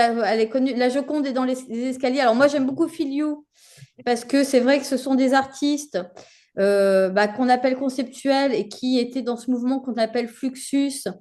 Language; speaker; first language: French; native; French